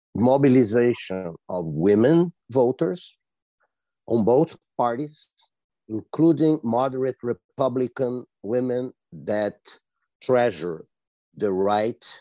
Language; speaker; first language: English; non-native, fluent; Portuguese